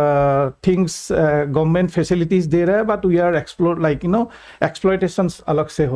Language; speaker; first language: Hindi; non-native, local second language; Assamese